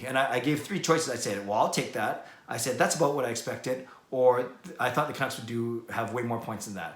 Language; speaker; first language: English; native; English